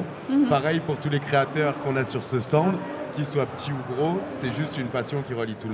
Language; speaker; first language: French; native; French